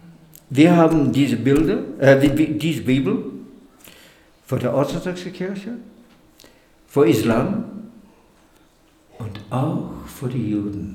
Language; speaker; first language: German; non-native, fluent; English